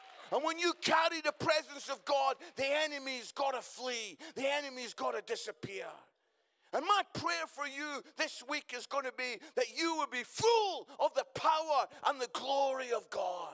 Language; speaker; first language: English; native; English